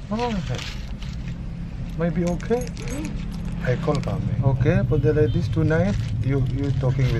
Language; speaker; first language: English; non-native, learner; Indonesian